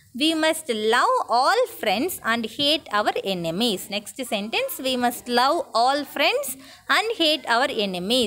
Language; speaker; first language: English; non-native, local second language; Tamil